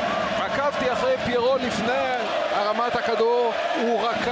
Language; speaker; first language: Hebrew; native; Hebrew